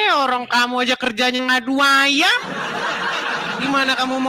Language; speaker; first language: Indonesian; native; Indonesian